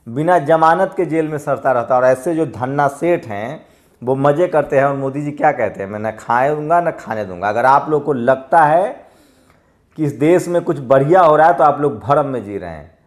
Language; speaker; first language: Hindi; native; Hindi